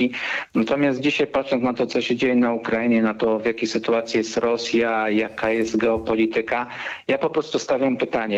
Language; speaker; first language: Polish; native; Polish